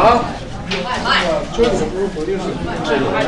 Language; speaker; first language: Chinese; native; Chinese